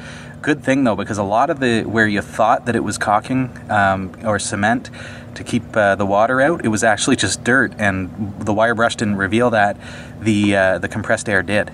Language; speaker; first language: English; native; English